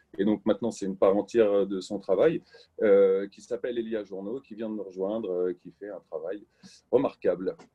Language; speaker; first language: French; native; French